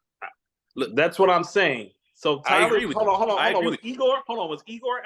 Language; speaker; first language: English; native; English